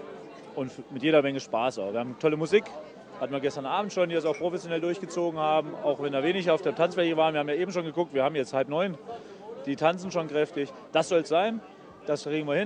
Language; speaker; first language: German; native; German